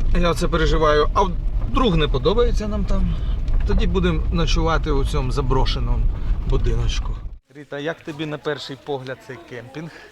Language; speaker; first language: Ukrainian; non-native, local second language; Russian